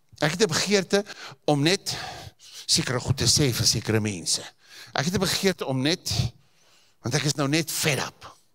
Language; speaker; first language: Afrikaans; native; Afrikaans